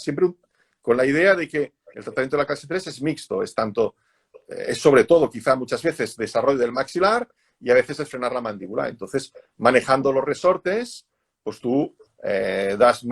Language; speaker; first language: Spanish; native; Spanish